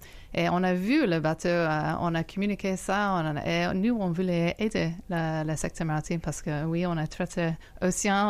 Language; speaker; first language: French; non-native, fluent; English